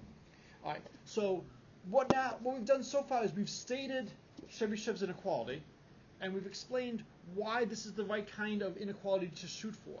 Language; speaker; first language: English; native; English